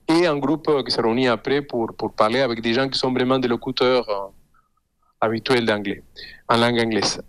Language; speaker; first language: French; non-native, fluent; Spanish